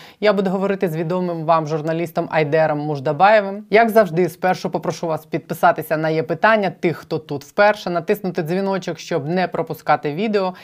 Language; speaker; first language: Ukrainian; native; Ukrainian